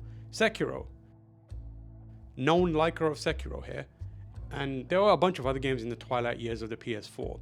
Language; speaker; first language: English; native; English